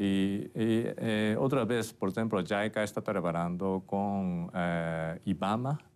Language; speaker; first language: Portuguese; non-native, fluent; Japanese